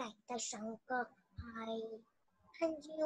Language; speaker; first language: Chinese; non-native, learner; Vietnamese